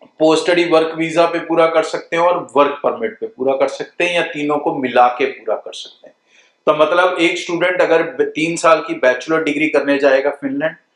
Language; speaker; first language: Hindi; non-native, local second language; Punjabi